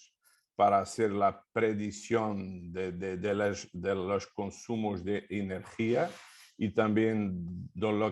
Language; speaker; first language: Spanish; non-native, fluent; Portuguese